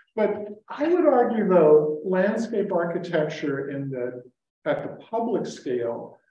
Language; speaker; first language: English; native; English